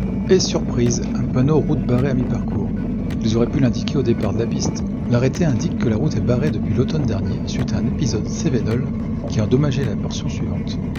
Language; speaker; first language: French; native; French